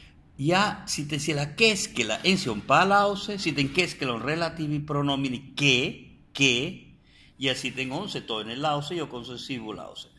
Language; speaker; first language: Finnish; non-native, fluent; Spanish